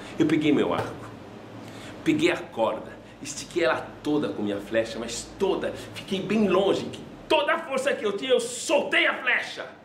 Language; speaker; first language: Portuguese; non-native, fluent; French